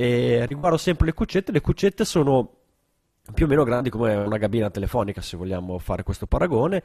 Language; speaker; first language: Italian; native; Italian